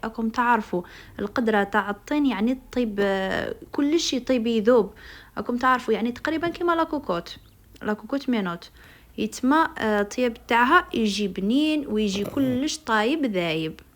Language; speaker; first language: Arabic; native; Arabic